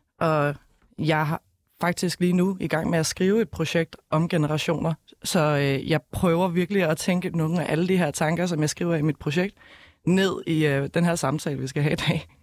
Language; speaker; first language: Danish; native; Danish